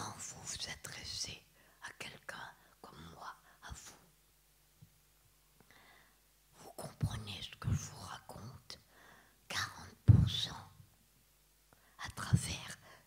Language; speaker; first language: French; native; French